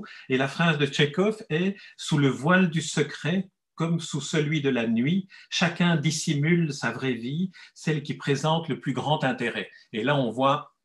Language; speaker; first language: French; native; French